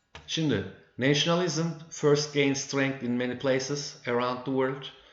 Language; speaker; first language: English; non-native, fluent; Turkish